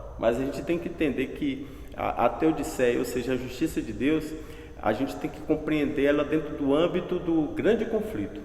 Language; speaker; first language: Portuguese; native; Portuguese